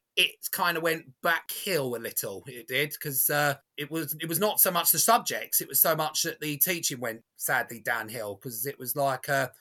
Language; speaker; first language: English; native; English